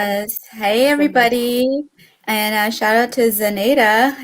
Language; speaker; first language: English; native; English